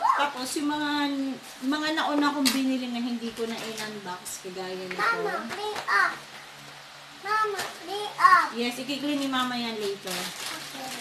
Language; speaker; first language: Filipino; native; Filipino